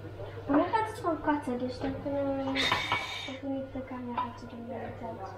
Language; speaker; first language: Dutch; early bilingual, other home language; Indonesian